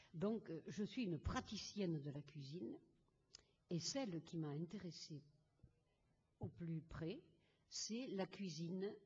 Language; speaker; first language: French; native; French